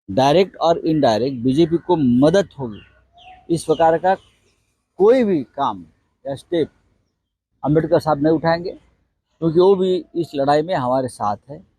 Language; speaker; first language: Hindi; non-native, local second language; Marathi